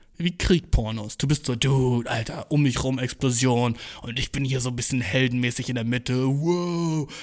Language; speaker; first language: German; early bilingual, other home language; Turkish